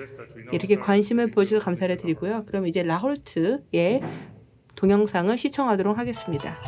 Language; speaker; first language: Korean; native; Korean